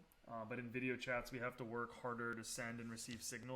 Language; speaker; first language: English; native; English